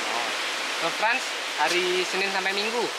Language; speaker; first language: Indonesian; native; Indonesian